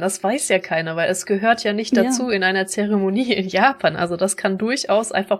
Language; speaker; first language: German; native; German